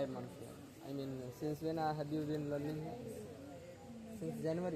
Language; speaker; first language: English; non-native, local second language; Hindi